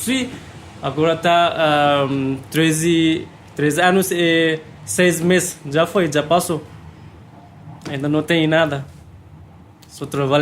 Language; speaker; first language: Portuguese; non-native, learner; Bangla